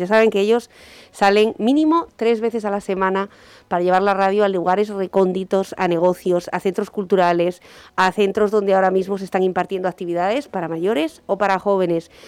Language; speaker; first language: Spanish; native; Spanish